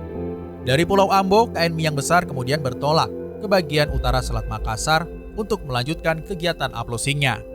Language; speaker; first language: Indonesian; native; Indonesian